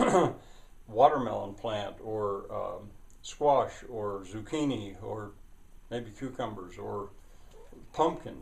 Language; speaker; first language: English; native; English